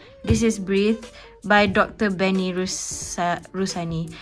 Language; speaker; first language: English; non-native, local second language; Malay